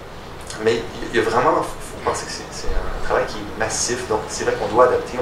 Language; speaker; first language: French; native; French